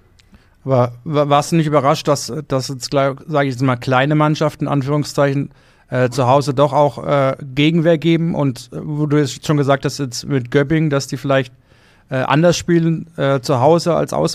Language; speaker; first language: German; native; German